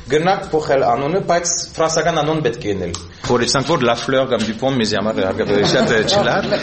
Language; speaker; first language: Armenian; early bilingual, heritage; Armenian